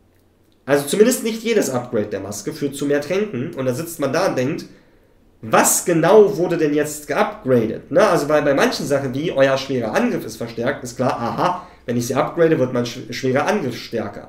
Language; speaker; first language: German; native; German